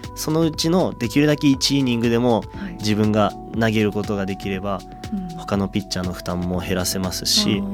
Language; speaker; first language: Japanese; native; Japanese